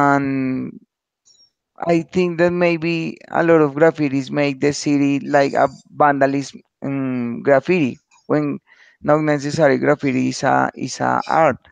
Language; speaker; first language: English; non-native, learner; Spanish